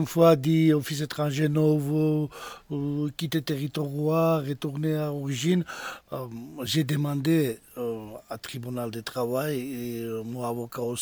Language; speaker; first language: French; non-native, learner; Georgian